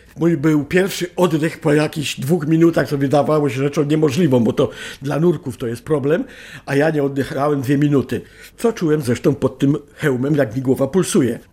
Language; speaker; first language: Polish; native; Polish